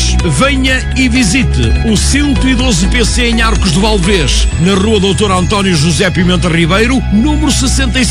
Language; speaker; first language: Portuguese; native; Portuguese